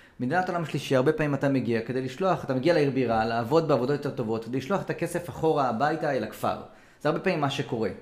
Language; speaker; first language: Hebrew; native; Hebrew